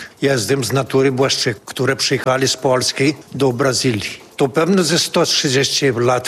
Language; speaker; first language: Polish; early bilingual, heritage; Polish